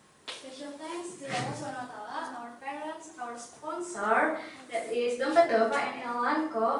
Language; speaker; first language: English; non-native, learner; Indonesian